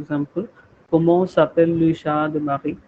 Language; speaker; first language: French; non-native, fluent; Hindi